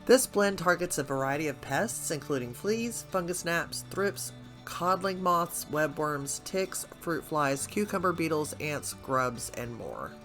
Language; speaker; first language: English; native; English